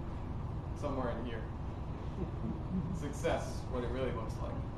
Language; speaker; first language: English; native; English